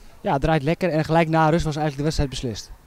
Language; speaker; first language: Dutch; native; Dutch